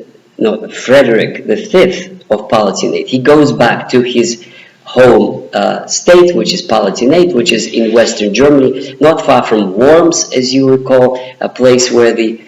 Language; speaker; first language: English; non-native, fluent; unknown